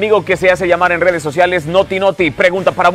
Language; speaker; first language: Spanish; native; Spanish